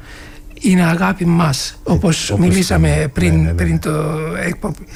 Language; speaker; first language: Greek; non-native, learner; Turkish